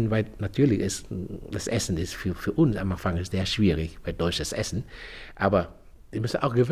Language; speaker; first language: German; non-native, fluent; Vietnamese